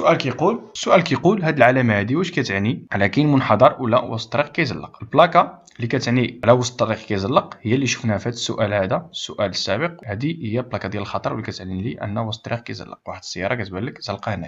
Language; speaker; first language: Arabic; native; Arabic